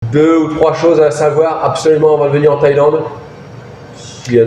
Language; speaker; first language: French; native; French